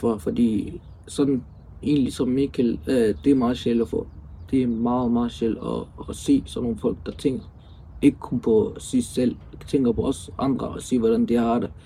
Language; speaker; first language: Danish; early bilingual, other home language; Arabic